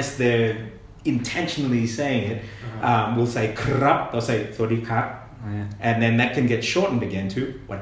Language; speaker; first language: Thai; non-native, fluent; English